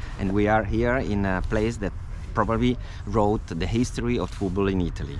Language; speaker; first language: English; non-native, fluent; Italian